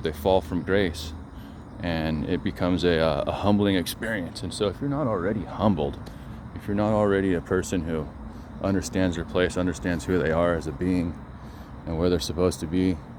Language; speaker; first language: English; native; English